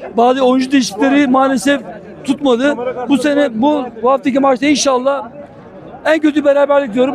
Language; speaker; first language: Turkish; native; Turkish